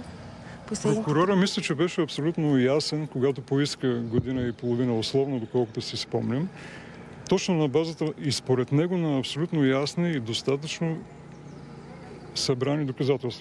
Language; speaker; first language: Bulgarian; native; Bulgarian